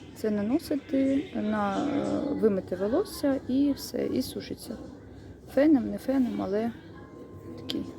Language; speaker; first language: Ukrainian; non-native, local second language; Russian